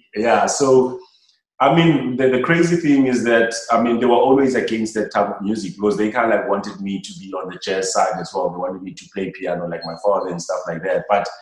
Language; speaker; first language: English; non-native, local second language; Xhosa